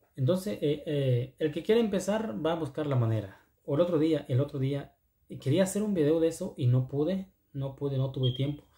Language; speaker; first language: Spanish; non-native, local second language; Zapotec